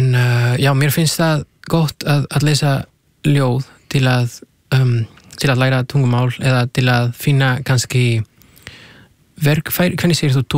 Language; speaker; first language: Icelandic; non-native, fluent; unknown